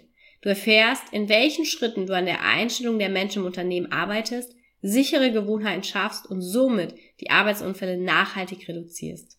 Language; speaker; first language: German; native; German